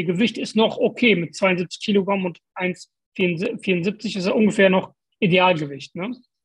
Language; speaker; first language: German; native; German